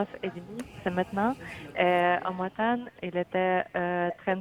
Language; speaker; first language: French; non-native, learner; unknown